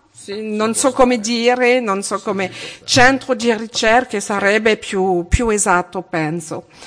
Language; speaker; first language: Italian; non-native, learner; French